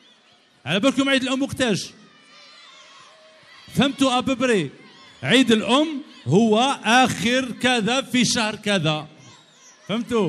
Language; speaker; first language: Arabic; native; Arabic